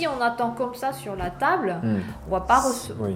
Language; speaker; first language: French; non-native, learner; Korean